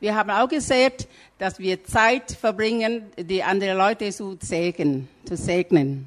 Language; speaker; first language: German; non-native, fluent; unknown